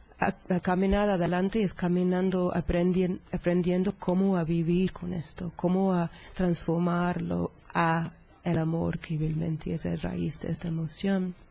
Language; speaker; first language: Spanish; non-native, fluent; English